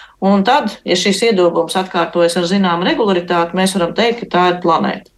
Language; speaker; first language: Latvian; native; Latvian